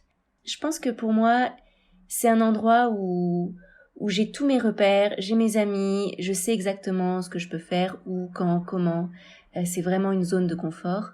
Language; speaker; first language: French; native; French